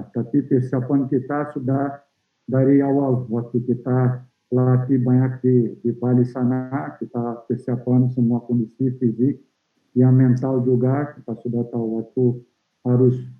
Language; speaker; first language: Indonesian; non-native, fluent; Portuguese